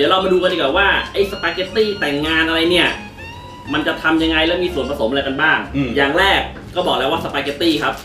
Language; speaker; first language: Thai; native; Thai